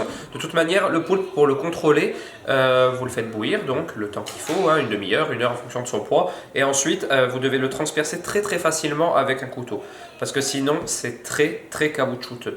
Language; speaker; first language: French; native; French